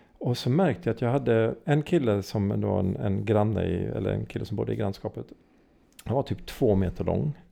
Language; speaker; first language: Swedish; early bilingual, heritage; Swedish